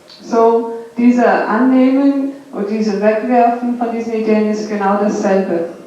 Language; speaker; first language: German; non-native, fluent; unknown